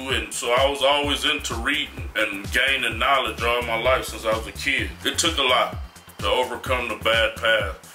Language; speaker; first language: English; native; English